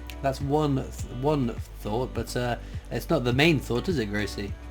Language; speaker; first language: English; native; English